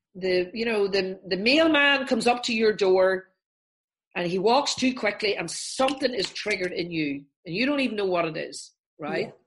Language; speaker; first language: English; native; English